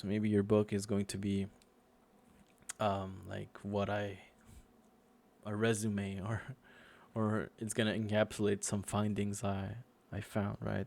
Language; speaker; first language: English; non-native, fluent; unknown